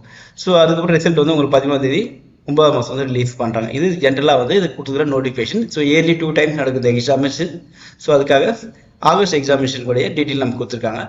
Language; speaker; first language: Tamil; native; Tamil